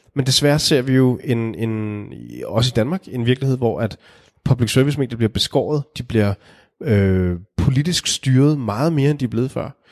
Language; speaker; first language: Danish; native; Danish